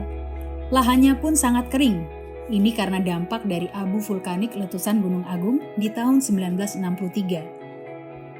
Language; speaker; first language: Indonesian; native; Indonesian